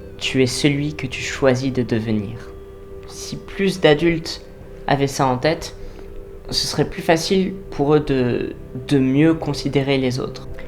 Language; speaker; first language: French; native; French